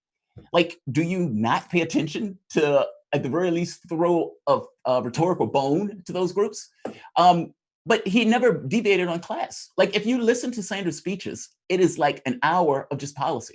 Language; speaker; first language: English; native; English